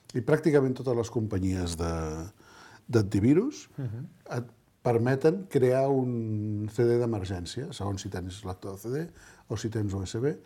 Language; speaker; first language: Catalan; native; Catalan